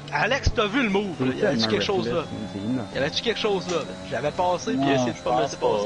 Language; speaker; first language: French; native; French